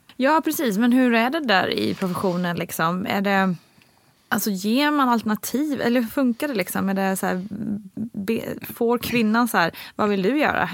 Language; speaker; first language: Swedish; native; Swedish